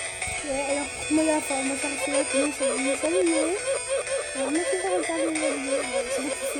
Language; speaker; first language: French; native; French